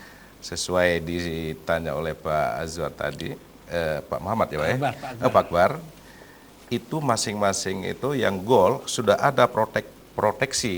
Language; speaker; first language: Malay; native; Malay